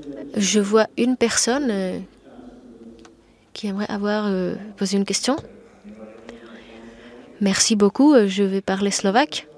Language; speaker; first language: French; non-native, fluent; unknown